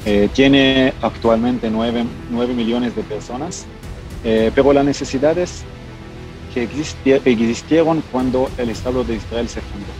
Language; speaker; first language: Spanish; non-native, fluent; Hebrew